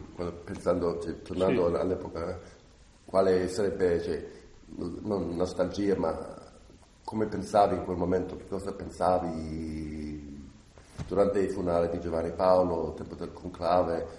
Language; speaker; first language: Italian; non-native, fluent; English